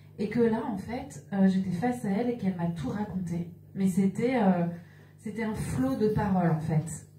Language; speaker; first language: French; native; French